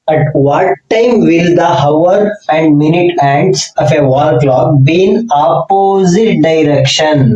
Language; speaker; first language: English; non-native, local second language; Kannada